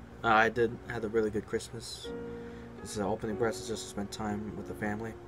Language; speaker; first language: English; native; English